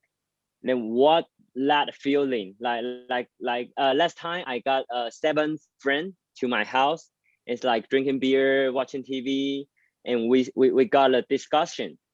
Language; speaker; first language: English; non-native, learner; Chinese